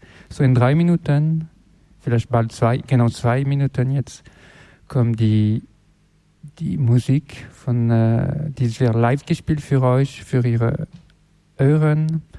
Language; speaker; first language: German; non-native, fluent; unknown